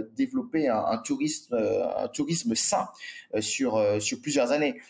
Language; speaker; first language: French; native; French